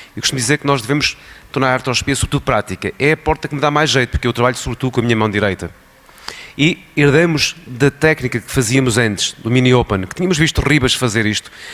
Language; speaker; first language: Portuguese; native; Portuguese